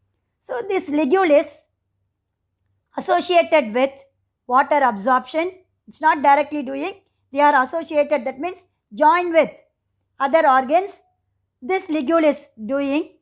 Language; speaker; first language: English; non-native, local second language; Tamil